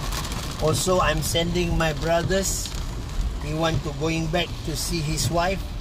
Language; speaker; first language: English; non-native, learner; Malay